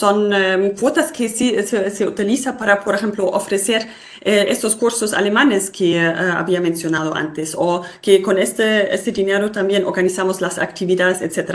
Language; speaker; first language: Spanish; non-native, fluent; German